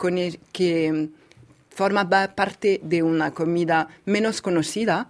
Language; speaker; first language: Spanish; non-native, fluent; French